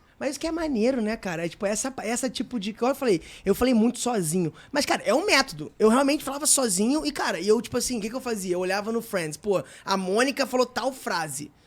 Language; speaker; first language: Portuguese; native; Portuguese